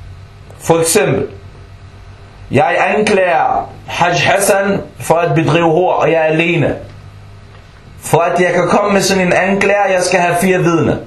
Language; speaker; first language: Danish; early bilingual, other home language; Arabic